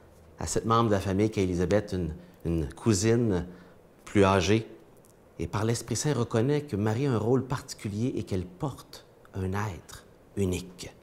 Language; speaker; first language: French; native; French